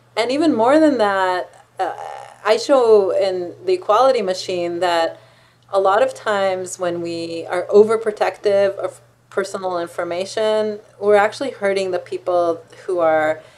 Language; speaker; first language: English; non-native, fluent; Hebrew